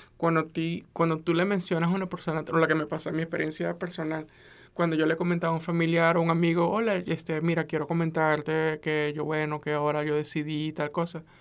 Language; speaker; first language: Spanish; native; Spanish